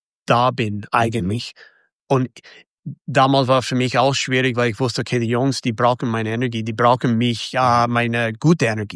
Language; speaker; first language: German; non-native, fluent; English